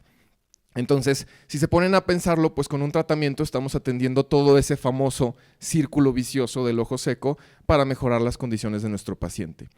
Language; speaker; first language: Spanish; native; Spanish